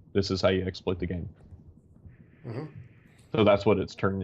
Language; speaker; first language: English; native; English